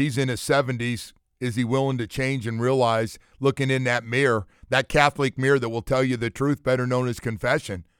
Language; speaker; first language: English; native; English